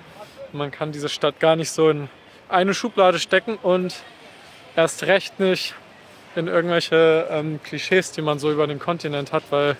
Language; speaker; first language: German; native; German